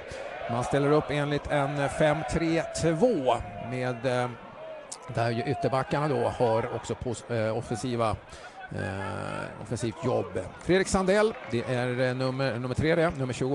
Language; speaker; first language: Swedish; native; Swedish